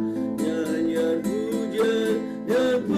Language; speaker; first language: Indonesian; native; Indonesian